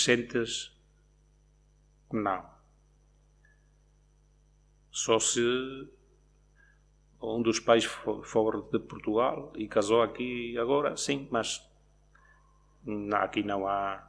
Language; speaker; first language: Portuguese; non-native, local second language; Spanish